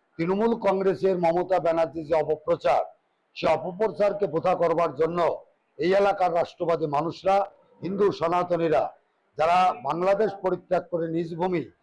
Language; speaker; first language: Bangla; native; Bangla